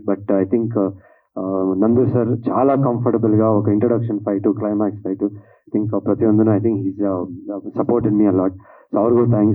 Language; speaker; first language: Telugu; non-native, learner; Kannada